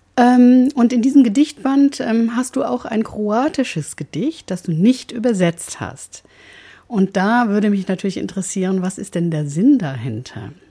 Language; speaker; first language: German; native; German